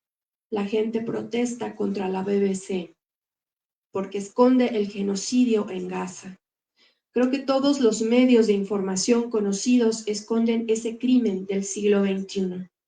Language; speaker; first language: Spanish; native; Spanish